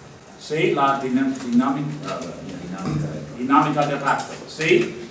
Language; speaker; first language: Spanish; non-native, learner; English